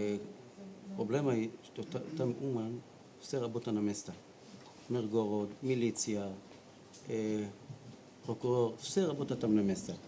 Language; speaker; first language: Russian; non-native, learner; Hebrew